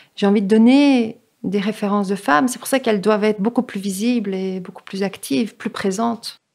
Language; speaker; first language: French; native; French